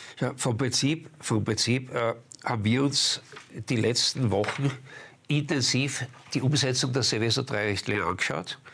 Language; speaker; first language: German; native; German